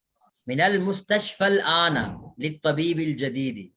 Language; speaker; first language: Arabic; non-native, fluent; Urdu